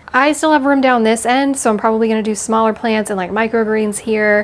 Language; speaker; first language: English; native; English